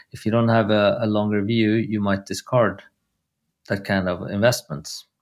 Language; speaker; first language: English; non-native, fluent; Swedish